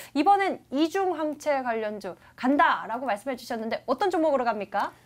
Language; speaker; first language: Korean; native; Korean